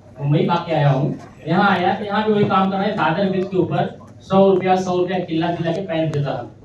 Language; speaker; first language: Hindi; native; Hindi